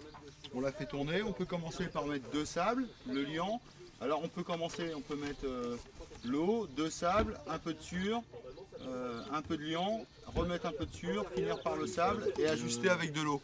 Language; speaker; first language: French; native; French